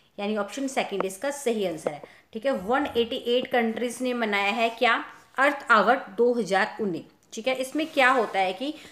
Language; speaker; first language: Hindi; non-native, local second language; Punjabi